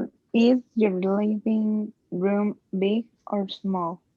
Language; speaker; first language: English; non-native, learner; Spanish